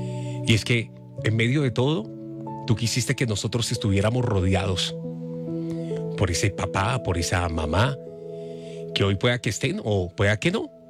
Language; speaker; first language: Spanish; native; Spanish